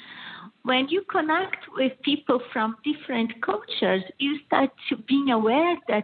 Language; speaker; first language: English; non-native, fluent; Portuguese